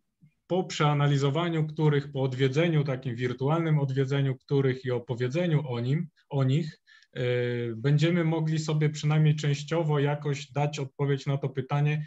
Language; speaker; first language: Polish; native; Polish